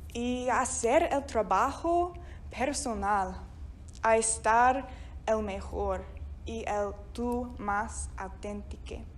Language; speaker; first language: Spanish; non-native, fluent; English